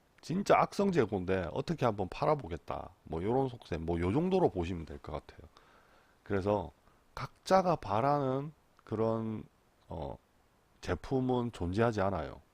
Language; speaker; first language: Korean; native; Korean